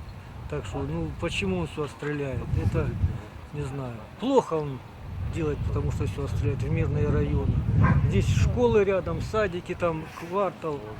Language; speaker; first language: Russian; native; Russian